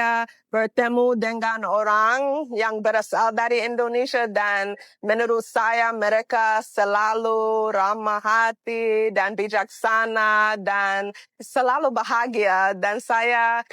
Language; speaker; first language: Indonesian; non-native, learner; English